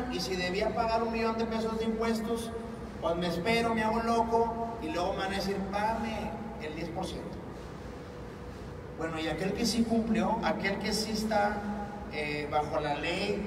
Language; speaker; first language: Spanish; native; Spanish